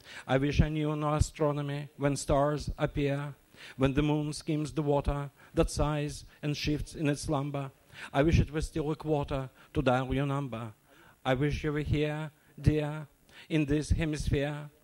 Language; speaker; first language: English; non-native, fluent; Russian